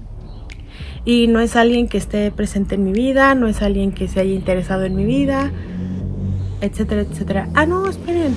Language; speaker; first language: Spanish; native; Spanish